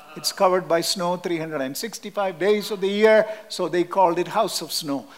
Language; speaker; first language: English; non-native, local second language; Malayalam